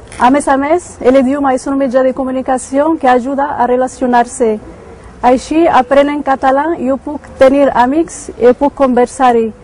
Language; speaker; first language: Catalan; non-native, learner; Arabic